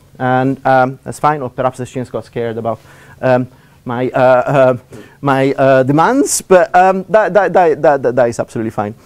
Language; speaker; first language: English; non-native, fluent; Italian